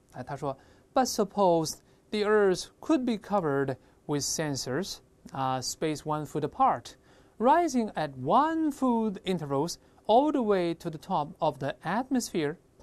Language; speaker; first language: English; non-native, fluent; Chinese